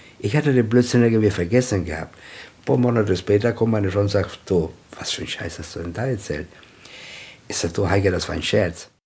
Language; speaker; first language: German; non-native, fluent; Italian